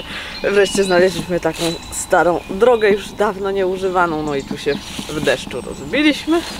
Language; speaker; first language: Polish; native; Polish